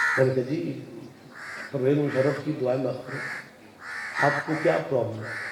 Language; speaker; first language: Urdu; non-native, local second language; Punjabi